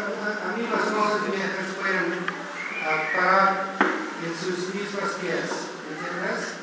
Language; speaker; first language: Spanish; non-native, learner; English